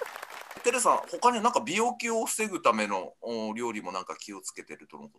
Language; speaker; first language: Japanese; native; Japanese